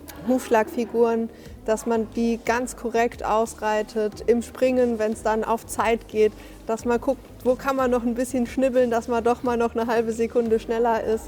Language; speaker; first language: German; native; German